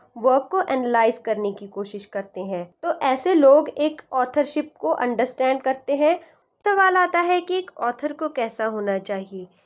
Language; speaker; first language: Hindi; native; Hindi